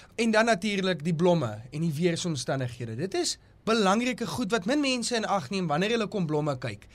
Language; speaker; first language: Afrikaans; native; Afrikaans